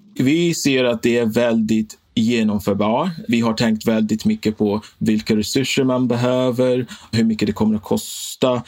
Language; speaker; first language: Swedish; non-native, fluent; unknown